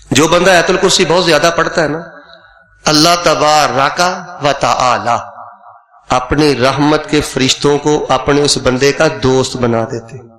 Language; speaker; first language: Urdu; non-native, local second language; Punjabi